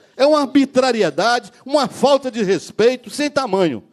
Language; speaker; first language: Portuguese; native; Portuguese